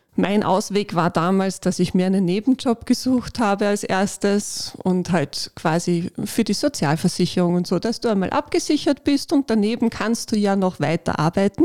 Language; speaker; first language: German; native; German